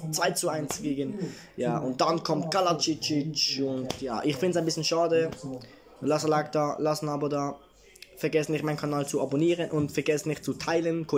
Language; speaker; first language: German; early bilingual, other home language; Italian